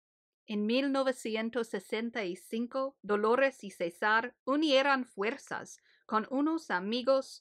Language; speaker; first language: Spanish; early bilingual, heritage; Spanish